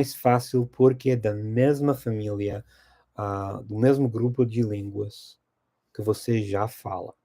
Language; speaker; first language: Portuguese; non-native, fluent; English